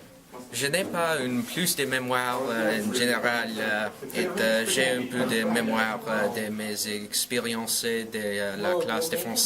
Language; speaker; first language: French; non-native, learner; English